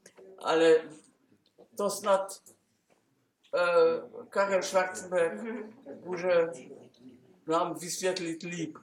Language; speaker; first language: Czech; non-native, local second language; German